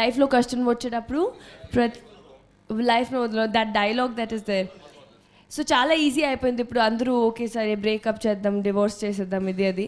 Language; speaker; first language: Telugu; non-native, fluent; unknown